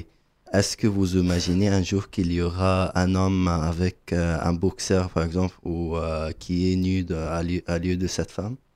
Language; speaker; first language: French; non-native, learner; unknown